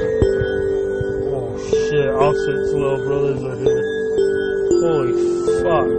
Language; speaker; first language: English; native; English